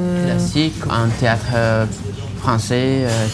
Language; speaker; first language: French; non-native, fluent; Spanish